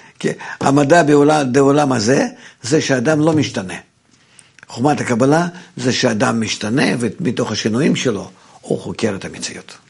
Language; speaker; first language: Hebrew; non-native, fluent; Russian